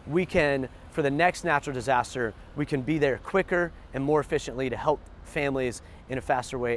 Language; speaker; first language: English; native; English